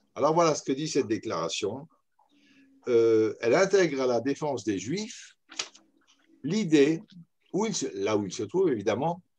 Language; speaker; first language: French; native; French